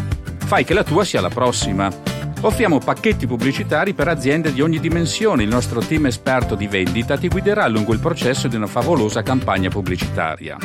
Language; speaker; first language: Italian; native; Italian